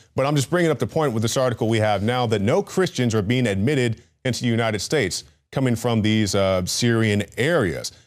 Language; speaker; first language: English; native; English